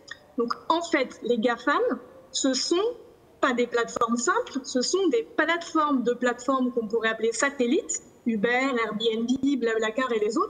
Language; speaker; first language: French; native; French